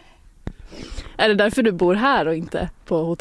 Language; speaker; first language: Swedish; native; Swedish